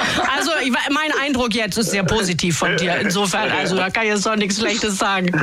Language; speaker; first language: German; native; German